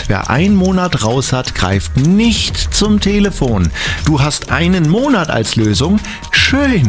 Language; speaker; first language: German; native; German